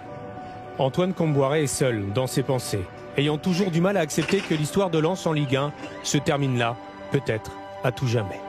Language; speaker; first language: French; native; French